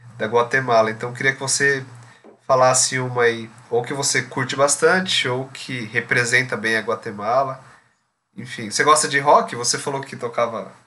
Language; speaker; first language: Portuguese; native; Portuguese